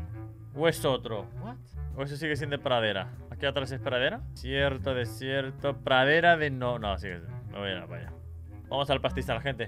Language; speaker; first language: Spanish; native; Spanish